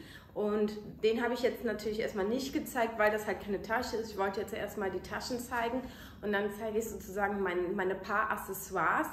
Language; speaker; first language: German; native; German